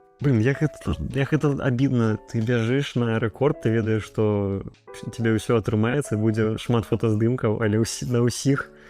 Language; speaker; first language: Belarusian; non-native, local second language; Russian